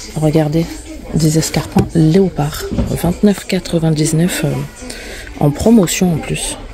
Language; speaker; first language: French; native; French